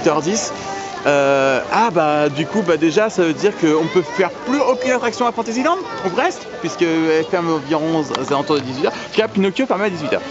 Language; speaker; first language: French; native; French